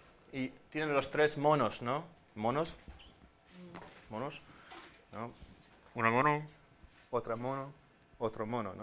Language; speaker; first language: Spanish; non-native, fluent; English